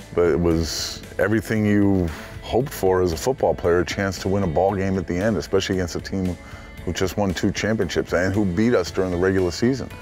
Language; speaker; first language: English; native; English